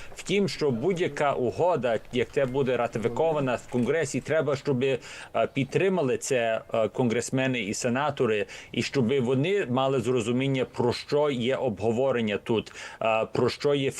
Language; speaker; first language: Ukrainian; early bilingual, heritage; Ukrainian